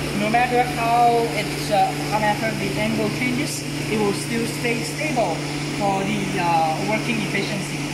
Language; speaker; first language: English; non-native, learner; Chinese